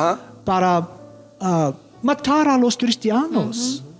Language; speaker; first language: Spanish; non-native, fluent; English